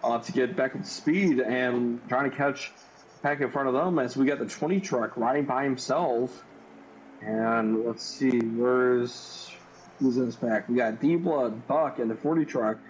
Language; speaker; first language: English; native; English